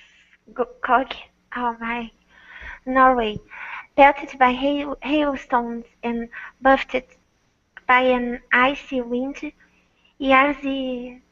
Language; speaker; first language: English; non-native, learner; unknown